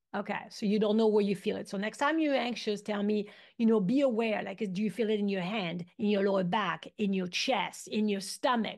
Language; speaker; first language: English; non-native, fluent; French